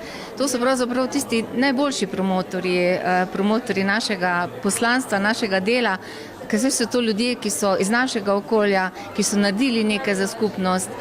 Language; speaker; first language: Slovenian; native; Slovenian